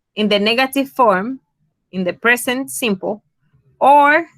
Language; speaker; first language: English; non-native, fluent; Spanish